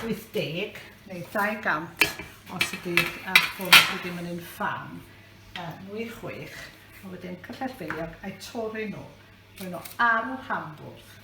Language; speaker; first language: Welsh; native; Welsh